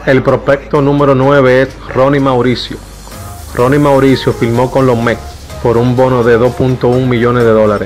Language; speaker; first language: Spanish; native; Spanish